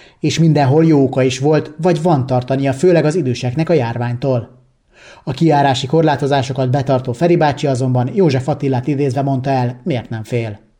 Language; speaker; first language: Hungarian; native; Hungarian